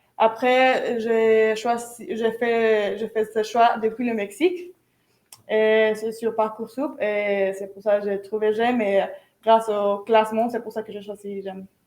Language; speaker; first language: French; non-native, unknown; Spanish